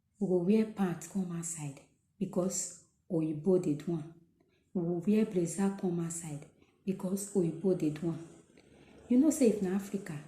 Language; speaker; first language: Nigerian Pidgin; non-native, local second language; Esan